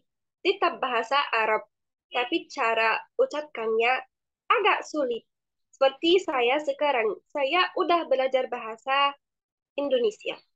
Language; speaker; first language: Indonesian; non-native, fluent; Arabic